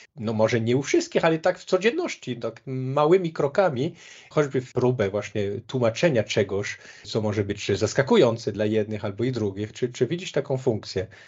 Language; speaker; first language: Polish; non-native, fluent; French